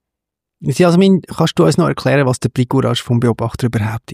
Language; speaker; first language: German; native; German